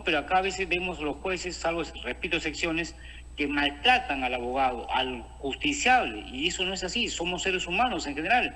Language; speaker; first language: Spanish; native; Spanish